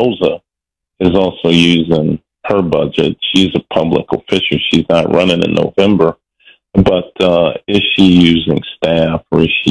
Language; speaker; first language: English; native; English